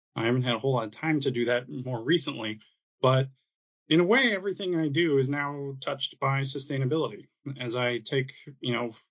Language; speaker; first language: English; native; English